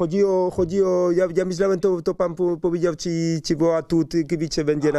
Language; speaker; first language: Polish; non-native, learner; Spanish